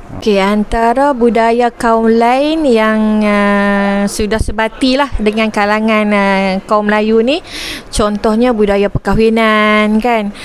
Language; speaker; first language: Malay; native; Malay